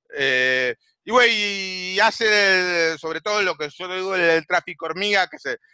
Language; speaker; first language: Spanish; native; Spanish